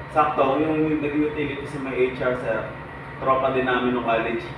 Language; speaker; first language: Filipino; native; Filipino